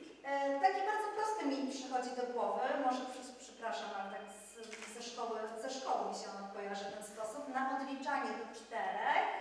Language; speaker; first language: Polish; native; Polish